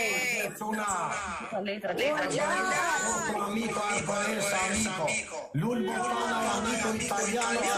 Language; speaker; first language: Italian; non-native, learner; Albanian